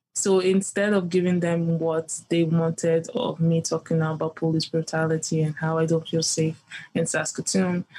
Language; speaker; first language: English; early bilingual, other home language; Yoruba